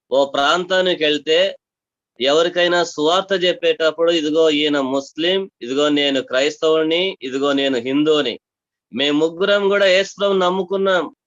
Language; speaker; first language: Telugu; non-native, local second language; Tamil